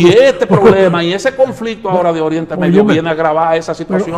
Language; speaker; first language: Spanish; native; Spanish